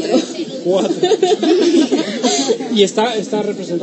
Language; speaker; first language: Spanish; native; Spanish